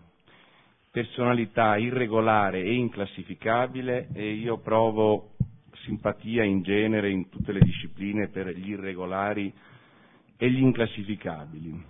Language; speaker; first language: Italian; native; Italian